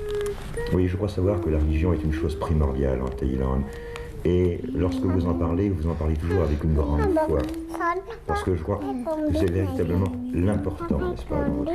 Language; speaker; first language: French; native; French